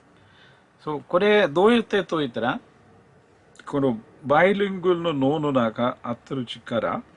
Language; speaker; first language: Japanese; non-native, learner; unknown